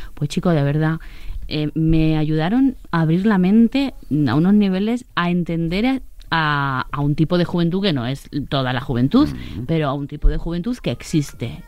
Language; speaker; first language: Spanish; native; Spanish